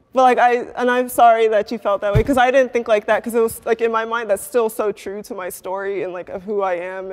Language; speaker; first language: English; native; English